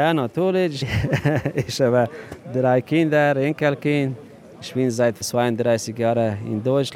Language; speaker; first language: German; non-native, learner; Persian